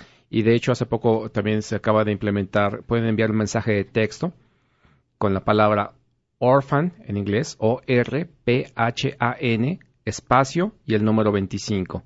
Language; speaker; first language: Spanish; native; Spanish